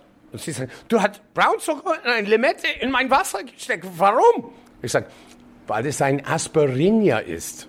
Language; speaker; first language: German; non-native, learner; English